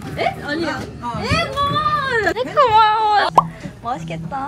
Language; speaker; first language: Korean; non-native, learner; Japanese